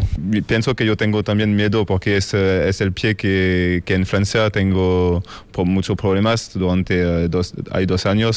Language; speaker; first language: Spanish; non-native, learner; French